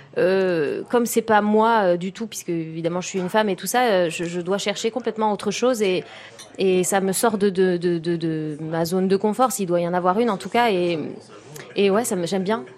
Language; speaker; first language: French; native; French